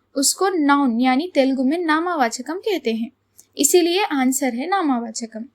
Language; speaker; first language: Hindi; non-native, local second language; Telugu